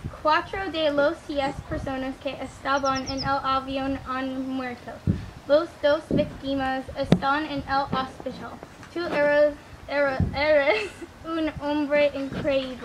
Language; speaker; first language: Spanish; non-native, learner; English